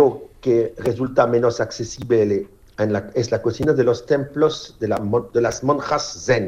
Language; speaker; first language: Spanish; non-native, fluent; French